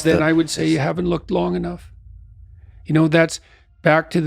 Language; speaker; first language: English; native; English